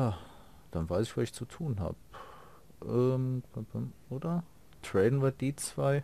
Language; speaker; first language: German; native; German